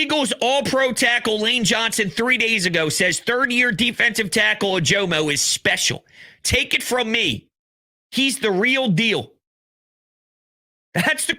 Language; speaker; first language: English; native; English